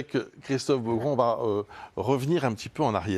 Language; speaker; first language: French; native; French